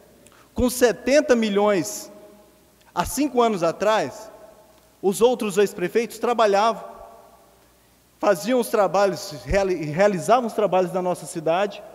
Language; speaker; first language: Portuguese; native; Portuguese